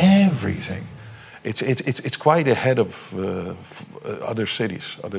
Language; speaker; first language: English; non-native, fluent; Dutch